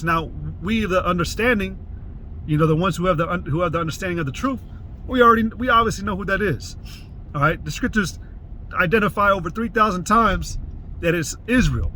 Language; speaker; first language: English; native; English